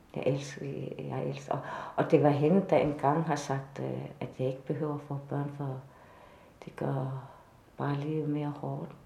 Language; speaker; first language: Danish; non-native, local second language; Kalaallisut